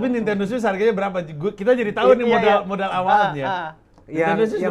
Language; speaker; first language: Indonesian; native; Indonesian